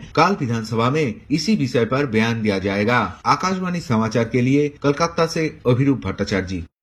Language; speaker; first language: Hindi; non-native, local second language; Bangla